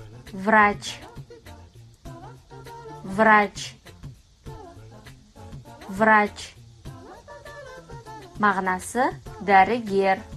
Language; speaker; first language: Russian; non-native, fluent; Kazakh